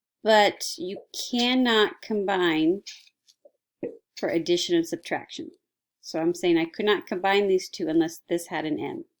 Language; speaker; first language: English; native; English